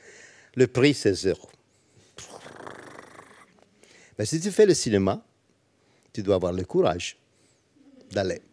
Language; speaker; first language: French; non-native, learner; Italian